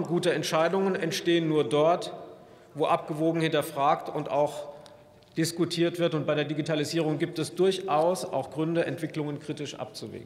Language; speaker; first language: German; native; German